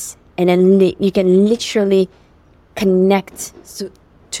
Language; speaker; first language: English; non-native, fluent; Yakut